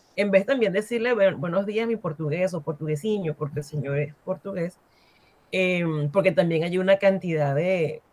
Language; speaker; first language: Spanish; native; Spanish